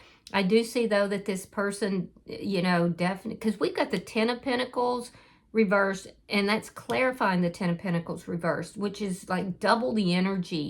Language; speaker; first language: English; native; English